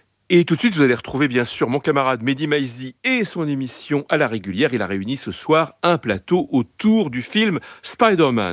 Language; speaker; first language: French; native; French